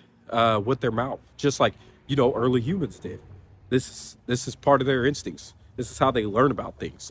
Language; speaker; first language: English; native; English